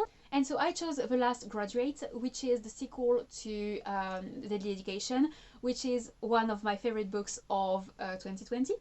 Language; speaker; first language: English; non-native, fluent; French